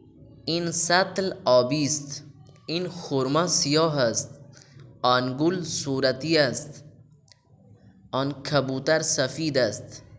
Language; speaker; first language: Persian; non-native, fluent; Urdu